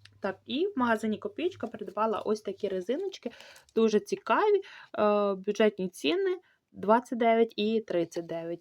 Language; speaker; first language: Ukrainian; native; Ukrainian